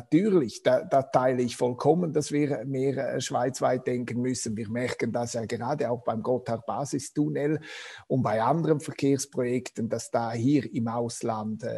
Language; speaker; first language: German; non-native, local second language; Romansh